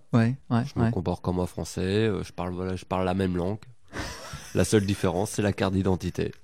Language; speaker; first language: French; native; French